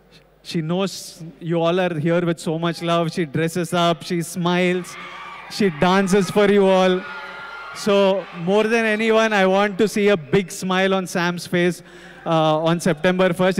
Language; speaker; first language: Telugu; native; Telugu